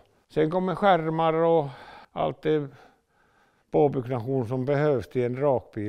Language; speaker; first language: Swedish; non-native, local second language; Finnish